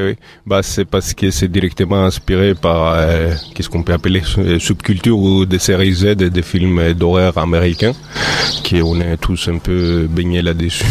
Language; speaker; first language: French; native; French